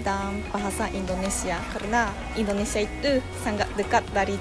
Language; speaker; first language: Indonesian; non-native, learner; Japanese